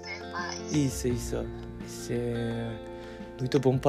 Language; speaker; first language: Portuguese; non-native, learner; Japanese